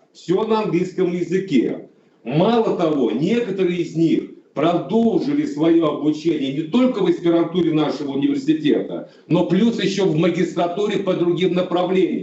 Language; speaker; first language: Russian; native; Russian